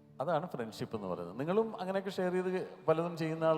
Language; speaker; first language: Malayalam; native; Malayalam